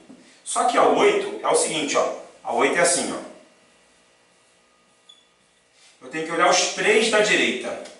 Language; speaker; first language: Portuguese; native; Portuguese